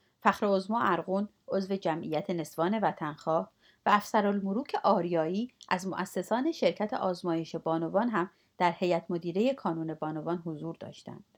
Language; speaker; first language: Persian; native; Persian